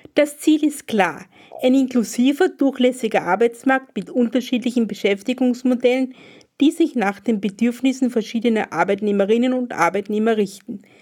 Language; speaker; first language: German; native; German